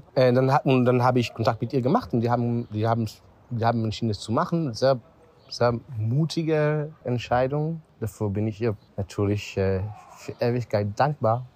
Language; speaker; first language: German; non-native, fluent; Hebrew